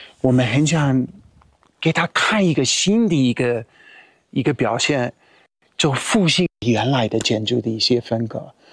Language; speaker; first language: Chinese; non-native, fluent; English